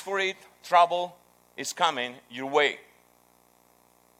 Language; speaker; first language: English; non-native, fluent; Spanish